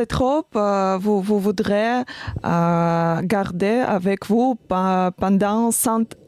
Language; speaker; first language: French; non-native, learner; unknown